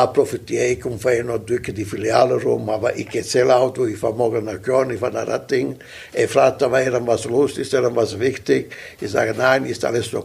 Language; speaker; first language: German; non-native, local second language; Italian